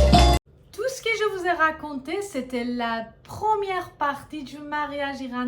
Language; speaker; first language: French; non-native, fluent; Persian